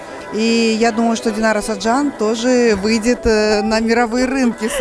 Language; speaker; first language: Russian; native; Russian